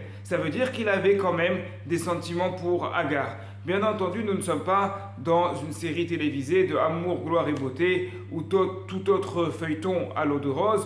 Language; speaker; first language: French; native; French